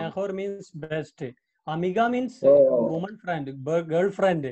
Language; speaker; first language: English; non-native, local second language; Hindi